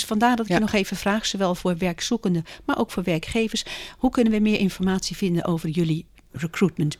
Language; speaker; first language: Dutch; native; Dutch